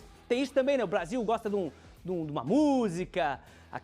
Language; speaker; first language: Portuguese; native; Portuguese